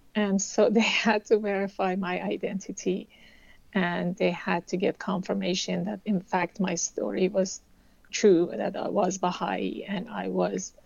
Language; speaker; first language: English; early bilingual, other home language; Persian